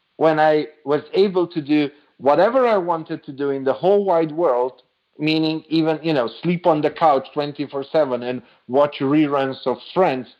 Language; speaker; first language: English; non-native, fluent; Slovenian